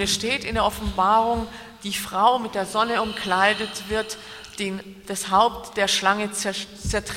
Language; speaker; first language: German; native; German